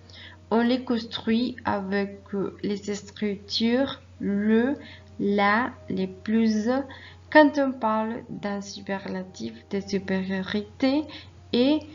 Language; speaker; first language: French; non-native, fluent; Spanish